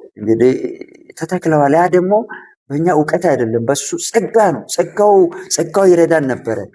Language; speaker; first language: Amharic; non-native, local second language; Sidamo